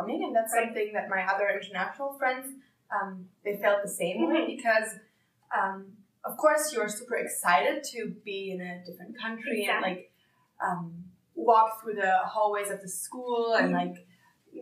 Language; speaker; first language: English; non-native, fluent; German